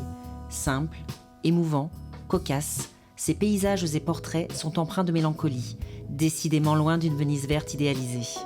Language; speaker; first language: French; native; French